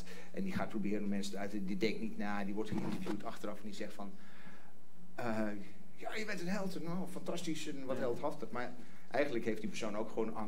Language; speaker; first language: Dutch; non-native, fluent; English